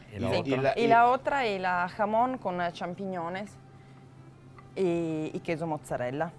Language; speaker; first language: Spanish; non-native, fluent; Italian